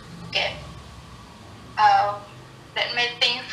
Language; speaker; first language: English; non-native, learner; Indonesian